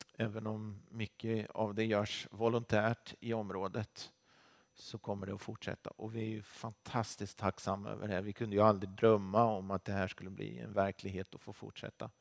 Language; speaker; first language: Swedish; native; Swedish